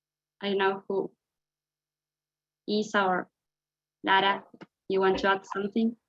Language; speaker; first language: English; non-native, fluent; Spanish